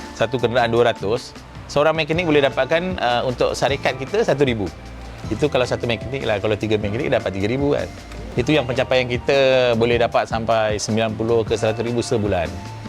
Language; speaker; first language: Malay; native; Malay